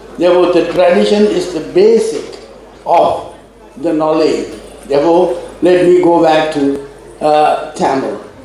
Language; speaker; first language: English; non-native, local second language; Tamil